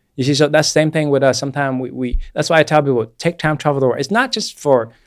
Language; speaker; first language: English; non-native, fluent; Vietnamese